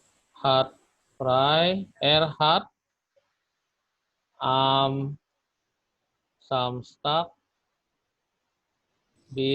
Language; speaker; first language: German; non-native, fluent; Indonesian